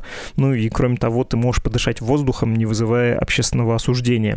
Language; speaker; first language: Russian; native; Russian